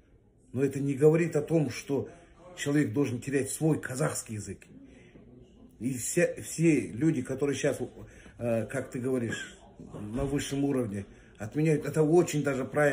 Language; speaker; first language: Russian; non-native, local second language; Kazakh